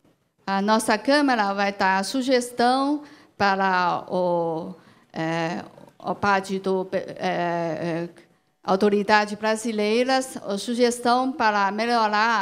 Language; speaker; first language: Portuguese; non-native, learner; Chinese